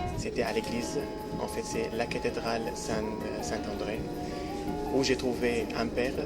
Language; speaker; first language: French; non-native, fluent; Arabic